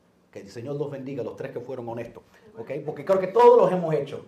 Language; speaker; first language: Spanish; native; Spanish